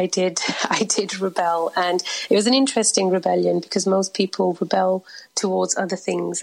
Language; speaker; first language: English; native; English